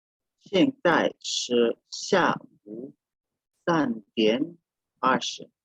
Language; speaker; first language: Chinese; non-native, learner; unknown